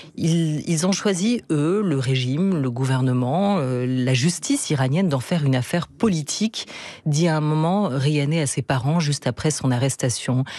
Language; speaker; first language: French; native; French